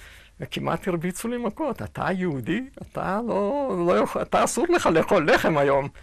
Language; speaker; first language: Hebrew; non-native, fluent; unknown